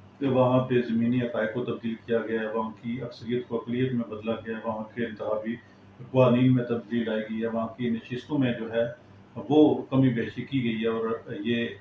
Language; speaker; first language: Urdu; non-native, local second language; Pahari-Potwari